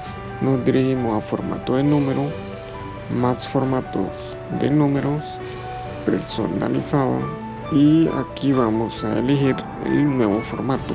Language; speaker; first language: Spanish; native; Spanish